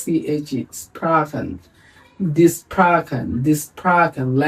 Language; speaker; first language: German; non-native, learner; Bangla